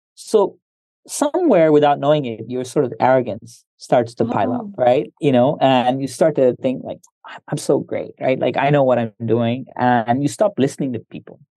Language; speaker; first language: English; early bilingual, other home language; Hindi